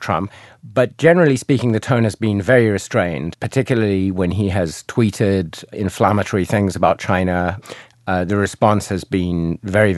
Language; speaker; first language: English; native; English